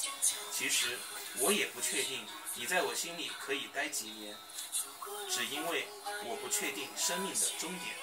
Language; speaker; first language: Chinese; native; Chinese